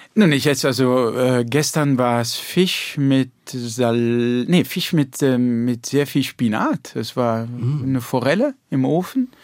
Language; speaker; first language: German; early bilingual, heritage; German